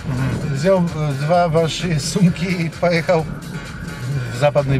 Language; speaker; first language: Russian; non-native, learner; Polish